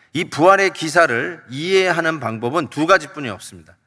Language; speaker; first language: Korean; native; Korean